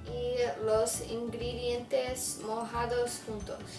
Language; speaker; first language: Spanish; non-native, learner; English